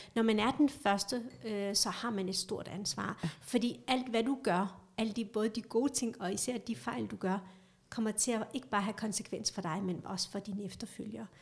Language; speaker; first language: Danish; early bilingual, other home language; Kurdish